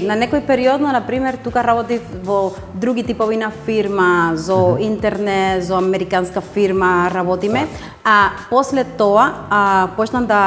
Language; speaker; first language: Macedonian; non-native, fluent; Spanish